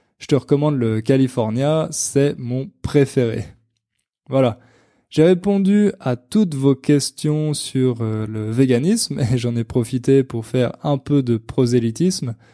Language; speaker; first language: French; native; French